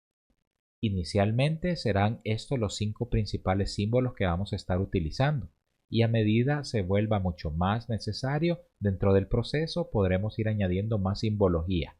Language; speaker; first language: Spanish; native; Spanish